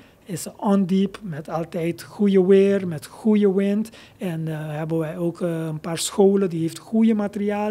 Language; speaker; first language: Dutch; non-native, local second language; Papiamento